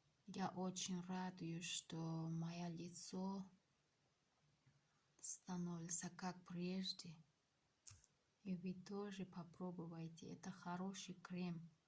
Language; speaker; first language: Russian; non-native, local second language; Tajik